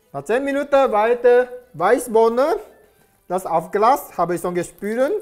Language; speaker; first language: German; non-native, learner; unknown